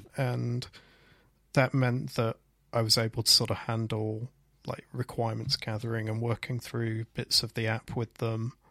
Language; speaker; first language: English; native; English